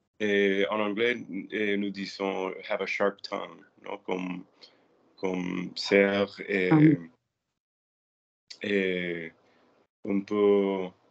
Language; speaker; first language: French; non-native, learner; Spanish